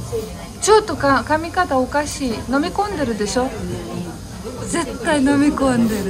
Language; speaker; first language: Japanese; non-native, fluent; Romanian